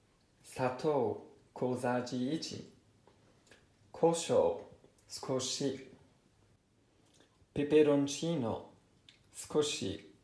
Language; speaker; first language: Japanese; non-native, learner; Italian